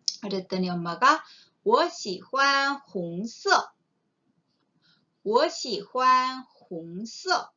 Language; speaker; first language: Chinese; non-native, fluent; Korean